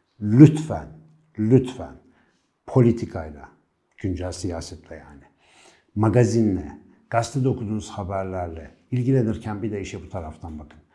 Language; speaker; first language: Turkish; native; Turkish